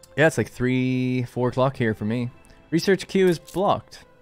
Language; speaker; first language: English; native; English